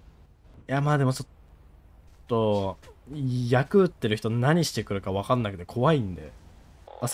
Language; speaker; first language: Japanese; native; Japanese